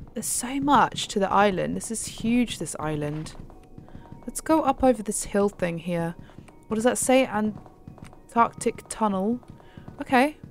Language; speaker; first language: English; native; English